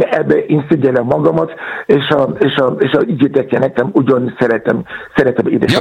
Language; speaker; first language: Hungarian; non-native, learner; Yoruba